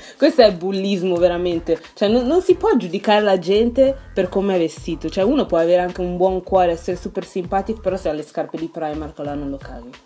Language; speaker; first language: Italian; early bilingual, other home language; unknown